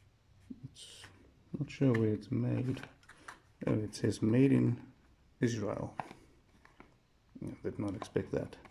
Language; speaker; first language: English; native; English